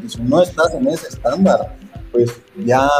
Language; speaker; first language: Spanish; native; Spanish